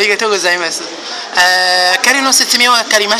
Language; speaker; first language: Japanese; non-native, learner; Arabic